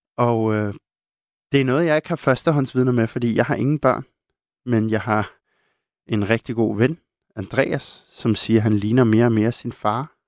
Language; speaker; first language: Danish; native; Danish